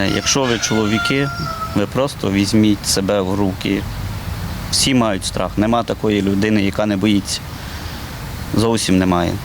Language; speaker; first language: Ukrainian; native; Ukrainian